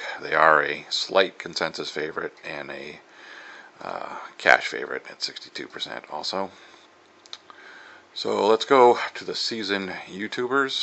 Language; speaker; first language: English; native; English